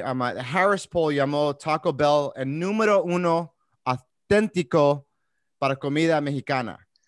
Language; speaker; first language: Spanish; early bilingual, other home language; English